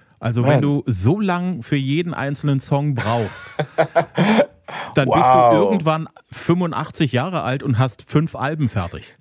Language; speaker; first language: German; native; German